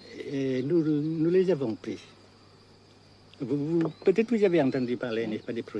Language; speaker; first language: French; non-native, fluent; Vietnamese